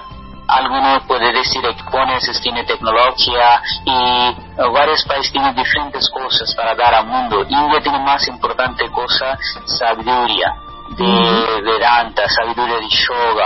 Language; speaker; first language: Spanish; non-native, learner; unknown